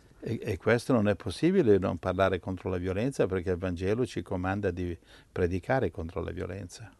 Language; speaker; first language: Italian; native; Italian